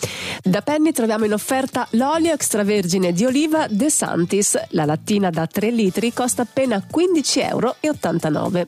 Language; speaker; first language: Italian; native; Italian